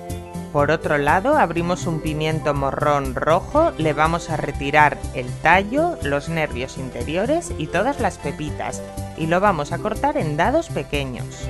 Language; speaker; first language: Spanish; native; Spanish